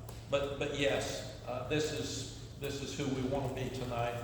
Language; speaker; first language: English; native; English